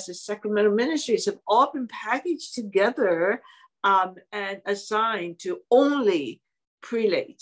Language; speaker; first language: English; non-native, local second language; Cantonese